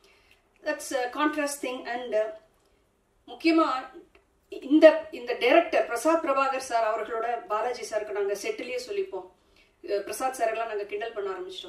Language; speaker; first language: Tamil; native; Tamil